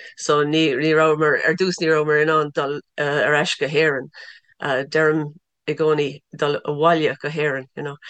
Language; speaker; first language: Irish; non-native, local second language; English